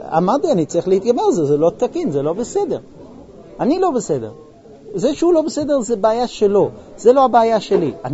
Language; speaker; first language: Hebrew; non-native, fluent; English